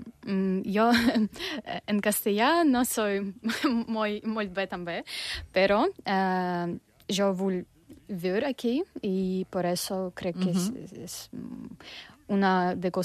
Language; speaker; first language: Catalan; non-native, learner; English